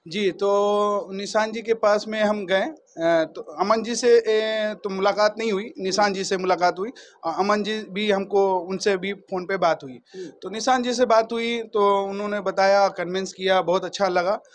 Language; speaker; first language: Hindi; native; Hindi